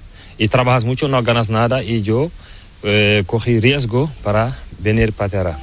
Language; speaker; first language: Spanish; non-native, learner; Fula